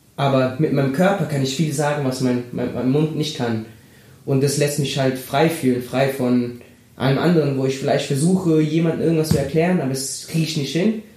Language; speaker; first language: German; early bilingual, other home language; Spanish